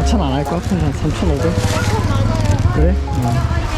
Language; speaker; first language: Korean; native; Korean